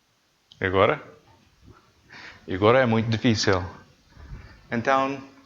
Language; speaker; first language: Portuguese; non-native, learner; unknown